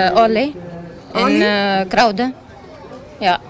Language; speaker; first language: Dutch; non-native, learner; Arabic